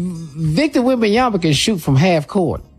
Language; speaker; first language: English; native; English